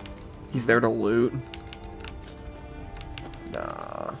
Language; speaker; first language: English; native; English